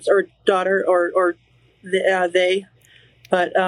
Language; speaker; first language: English; native; English